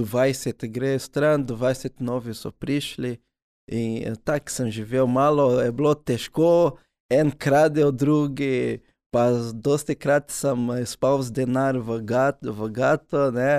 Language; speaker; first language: Slovenian; early bilingual, other home language; Portuguese